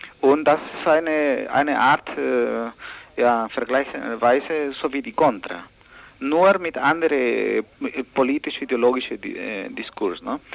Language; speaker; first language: German; non-native, learner; Spanish